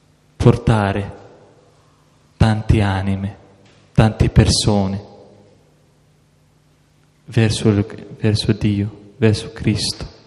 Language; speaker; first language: Italian; non-native, fluent; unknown